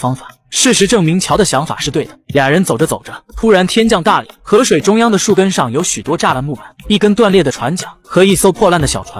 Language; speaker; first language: Chinese; native; Chinese